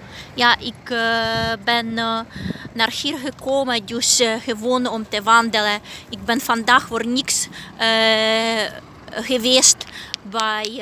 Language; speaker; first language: Dutch; non-native, fluent; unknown